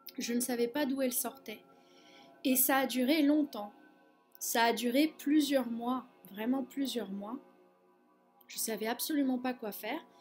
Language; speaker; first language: French; non-native, fluent; Spanish